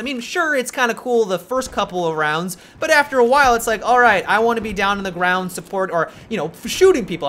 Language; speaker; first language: English; native; English